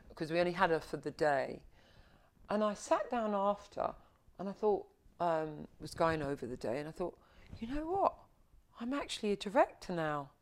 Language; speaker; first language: English; native; English